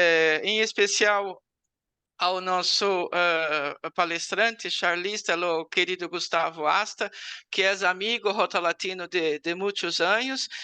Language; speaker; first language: Portuguese; non-native, learner; Spanish